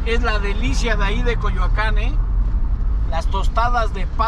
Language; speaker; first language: Spanish; native; Spanish